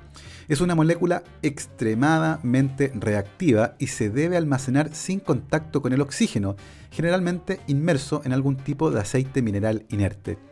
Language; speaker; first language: Spanish; native; Spanish